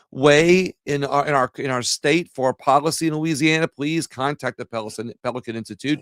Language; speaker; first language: English; native; English